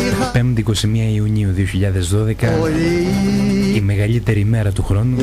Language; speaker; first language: Greek; native; Greek